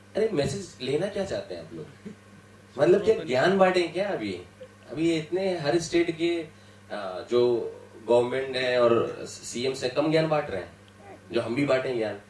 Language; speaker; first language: Hindi; native; Hindi